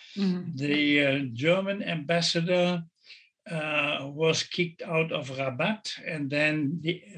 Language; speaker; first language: English; non-native, fluent; German